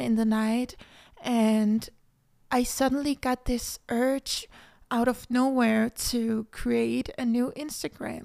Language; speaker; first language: English; non-native, fluent; Danish